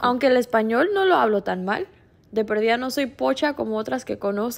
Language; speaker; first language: Spanish; early bilingual, heritage; Spanish